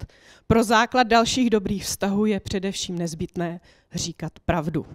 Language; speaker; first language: Czech; native; Czech